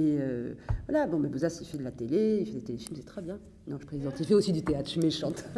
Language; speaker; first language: French; native; French